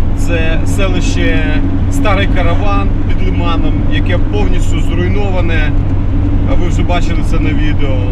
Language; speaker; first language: Ukrainian; non-native, local second language; Russian